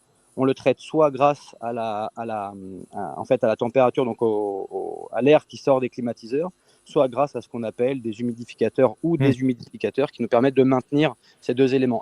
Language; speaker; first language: French; native; French